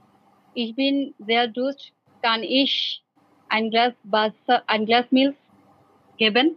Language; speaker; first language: German; non-native, learner; Bangla